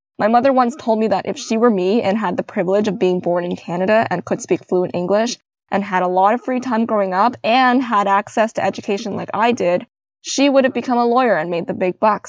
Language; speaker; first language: English; native; English